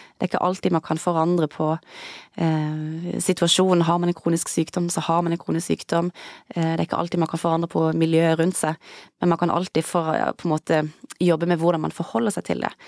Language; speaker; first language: Norwegian; native; Norwegian